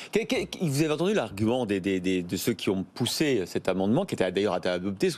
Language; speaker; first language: French; native; French